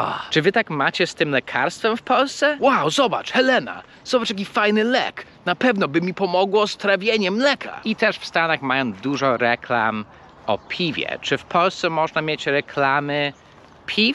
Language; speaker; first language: Polish; non-native, fluent; English